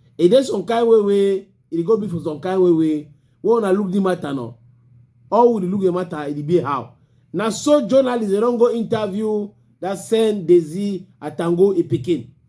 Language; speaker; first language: Nigerian Pidgin; native; Nigerian Pidgin